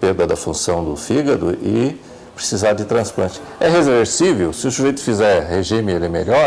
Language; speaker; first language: Portuguese; native; Portuguese